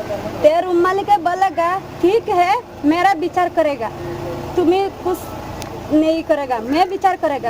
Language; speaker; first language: Hindi; non-native, local second language; Bangla